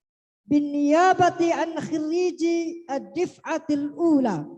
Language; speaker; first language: Arabic; non-native, fluent; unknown